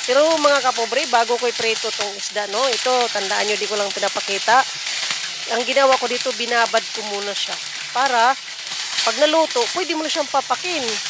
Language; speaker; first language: Filipino; non-native, local second language; Cebuano